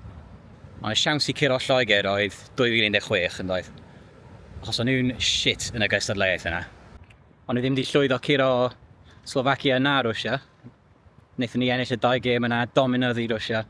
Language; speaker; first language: Welsh; native; Welsh